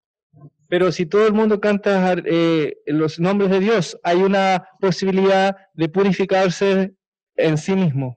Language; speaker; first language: Spanish; native; Spanish